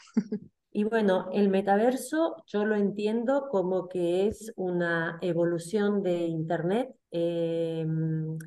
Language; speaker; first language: Spanish; native; Spanish